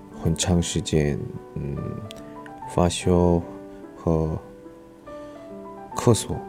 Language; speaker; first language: Chinese; non-native, learner; Korean